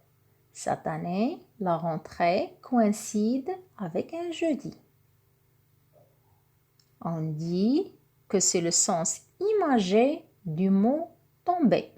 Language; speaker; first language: French; non-native, local second language; Arabic